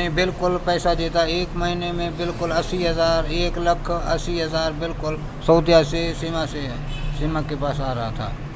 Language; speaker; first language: Hindi; non-native, learner; Baluchi